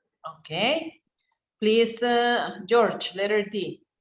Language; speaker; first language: English; non-native, fluent; Spanish